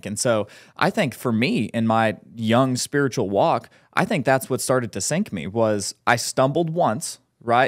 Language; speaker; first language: English; native; English